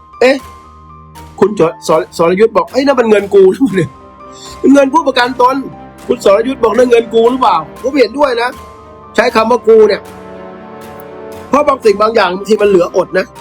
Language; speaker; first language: Thai; native; Thai